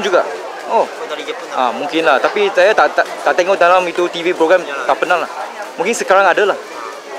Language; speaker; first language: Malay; non-native, local second language; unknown